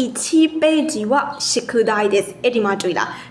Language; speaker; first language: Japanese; non-native, fluent; Burmese